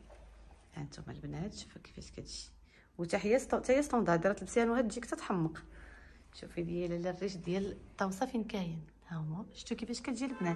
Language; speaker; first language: Arabic; native; Arabic